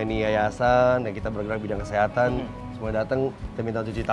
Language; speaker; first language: Indonesian; native; Indonesian